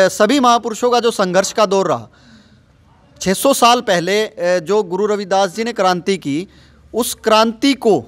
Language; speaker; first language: Hindi; native; Hindi